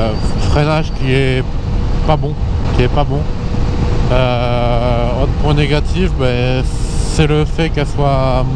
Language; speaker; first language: French; native; French